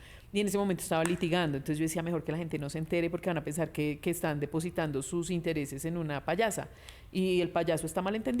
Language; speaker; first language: Spanish; native; Spanish